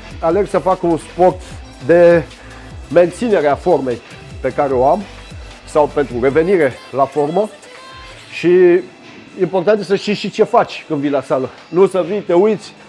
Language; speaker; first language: Romanian; early bilingual, heritage; Romanian